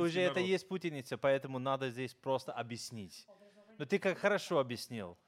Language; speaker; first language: Russian; non-native, fluent; English